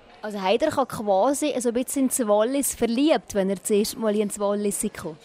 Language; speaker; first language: German; native; German